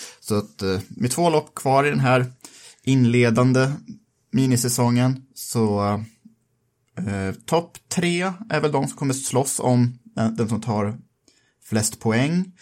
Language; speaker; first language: Swedish; native; Swedish